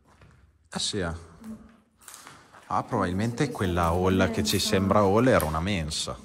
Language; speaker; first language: Italian; native; Italian